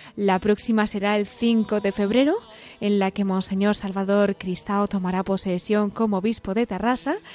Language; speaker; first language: Spanish; native; Spanish